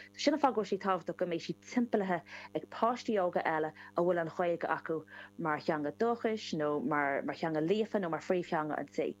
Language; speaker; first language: Irish; non-native, local second language; English